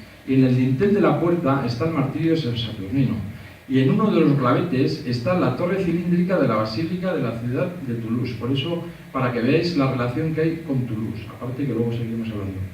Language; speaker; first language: Spanish; native; Spanish